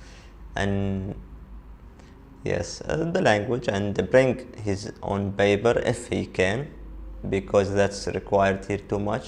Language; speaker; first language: English; non-native, learner; Arabic